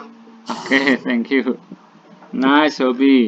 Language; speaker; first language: English; non-native, learner; Indonesian